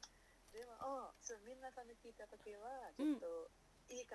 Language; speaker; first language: Japanese; non-native, learner; Nepali